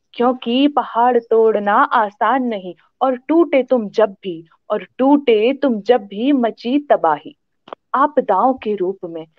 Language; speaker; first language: Hindi; native; Hindi